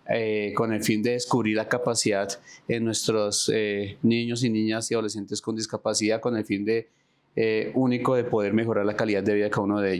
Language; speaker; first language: Spanish; native; Spanish